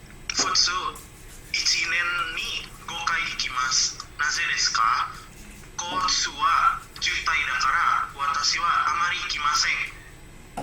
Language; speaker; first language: Japanese; non-native, learner; Indonesian